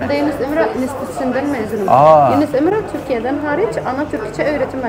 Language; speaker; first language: Turkish; non-native, fluent; Arabic